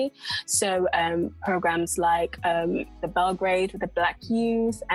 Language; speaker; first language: English; native; English